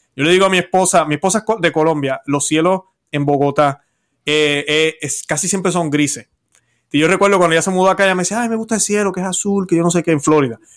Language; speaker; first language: Spanish; native; Spanish